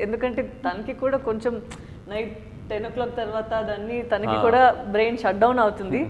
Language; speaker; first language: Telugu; non-native, local second language; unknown